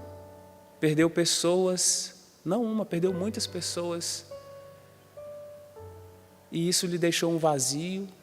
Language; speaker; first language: Portuguese; native; Portuguese